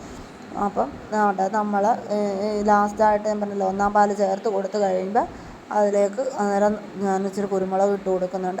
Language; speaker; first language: Malayalam; native; Malayalam